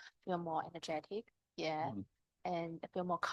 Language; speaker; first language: English; non-native, learner; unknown